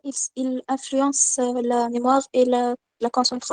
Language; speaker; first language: French; non-native, learner; Arabic